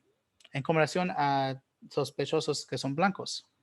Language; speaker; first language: Spanish; early bilingual, heritage; Spanish